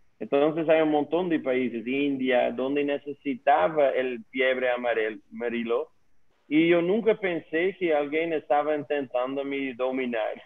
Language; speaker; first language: Spanish; non-native, learner; Dutch